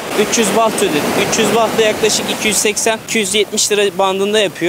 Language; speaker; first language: Turkish; native; Turkish